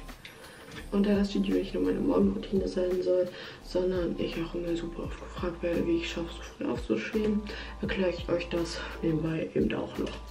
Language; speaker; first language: German; native; German